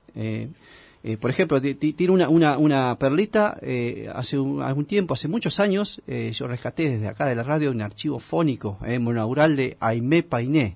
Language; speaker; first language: Spanish; native; Spanish